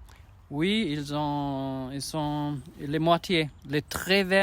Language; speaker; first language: French; non-native, learner; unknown